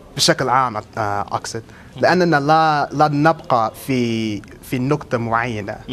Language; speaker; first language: Arabic; non-native, fluent; English